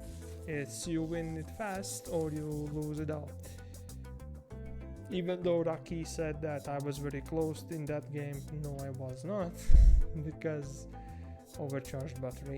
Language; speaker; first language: English; non-native, fluent; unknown